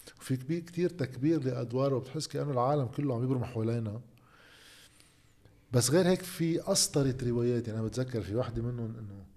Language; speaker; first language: Arabic; native; Arabic